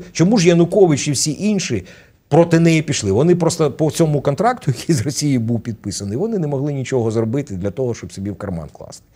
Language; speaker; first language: Ukrainian; native; Ukrainian